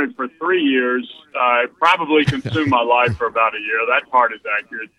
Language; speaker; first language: English; native; English